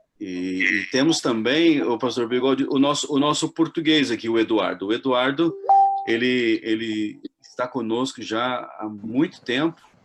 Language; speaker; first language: Portuguese; native; Portuguese